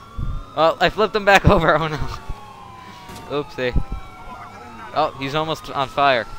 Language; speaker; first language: English; native; English